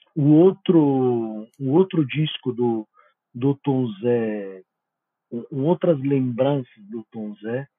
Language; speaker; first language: Portuguese; non-native, fluent; Italian